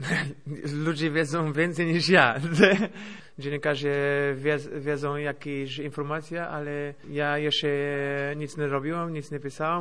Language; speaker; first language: Polish; non-native, fluent; Portuguese